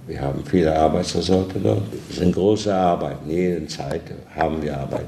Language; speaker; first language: German; non-native, learner; Polish